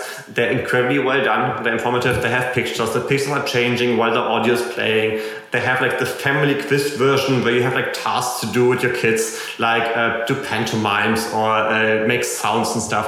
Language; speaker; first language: English; non-native, fluent; German